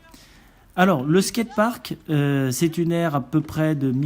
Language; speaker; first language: French; native; French